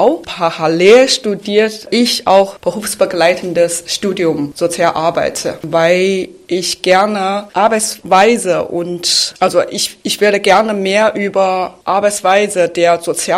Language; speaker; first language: German; non-native, fluent; Chinese